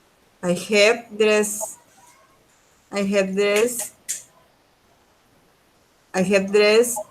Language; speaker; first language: English; non-native, learner; Spanish